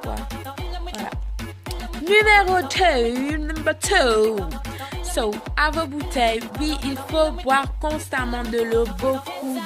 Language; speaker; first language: French; native; French